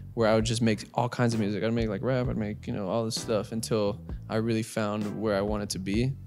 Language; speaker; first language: English; native; English